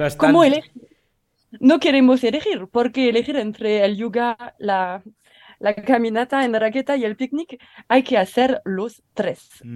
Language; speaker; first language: Spanish; non-native, learner; French